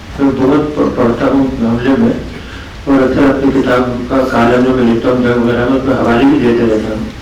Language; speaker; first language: Urdu; native; Urdu